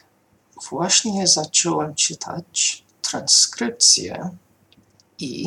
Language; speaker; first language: Polish; non-native, fluent; English